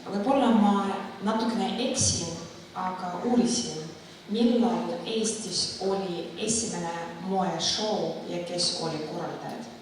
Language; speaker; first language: Estonian; non-native, local second language; Russian